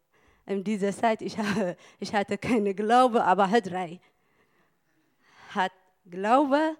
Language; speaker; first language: German; non-native, learner; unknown